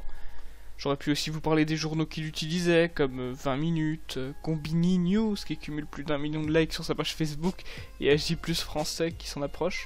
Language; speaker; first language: French; native; French